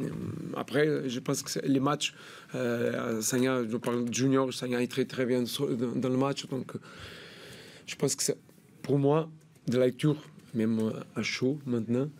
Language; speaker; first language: French; non-native, learner; Portuguese